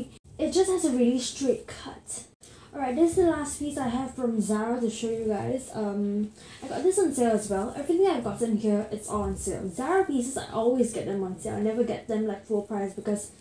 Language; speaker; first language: English; native; English